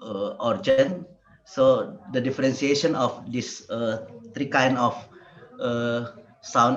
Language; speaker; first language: English; non-native, learner; Indonesian